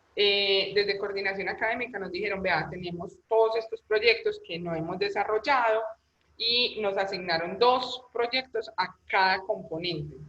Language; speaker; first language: Spanish; native; Spanish